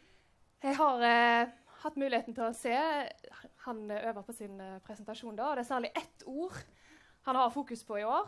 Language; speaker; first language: Norwegian; native; Norwegian